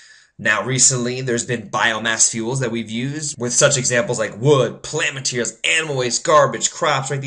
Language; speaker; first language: English; native; English